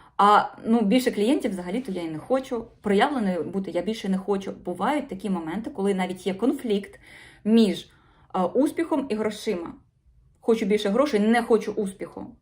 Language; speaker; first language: Ukrainian; non-native, local second language; Russian